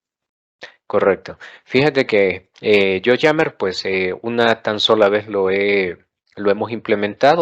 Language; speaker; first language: Spanish; native; Spanish